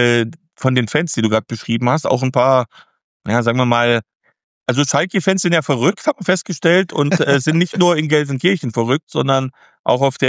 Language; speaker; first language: German; native; German